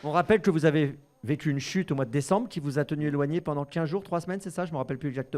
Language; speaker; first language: French; native; French